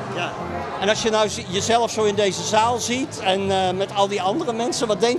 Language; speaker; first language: Dutch; native; Dutch